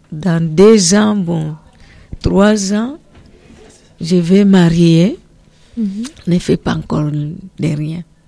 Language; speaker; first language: French; non-native, learner; Portuguese